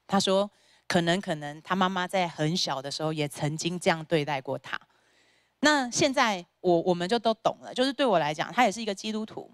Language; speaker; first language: Chinese; native; Chinese